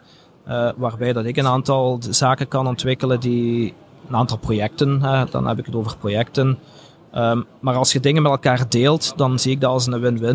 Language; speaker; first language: Dutch; native; Dutch